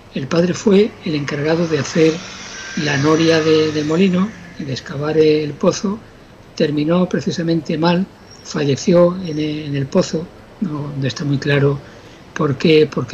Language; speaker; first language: Spanish; native; Spanish